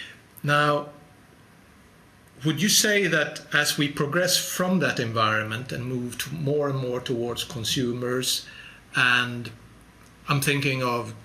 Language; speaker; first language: English; non-native, fluent; Swedish